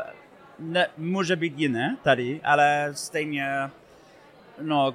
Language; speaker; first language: Czech; non-native, fluent; English